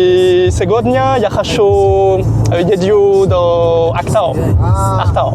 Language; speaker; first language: Russian; non-native, learner; French